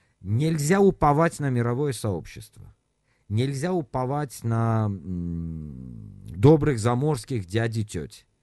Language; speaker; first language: Russian; non-native, local second language; Armenian